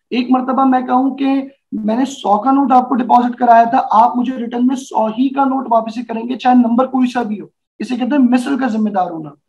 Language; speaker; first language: Urdu; native; Urdu